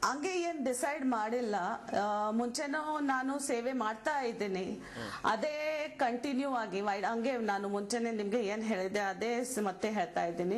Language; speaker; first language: Kannada; non-native, learner; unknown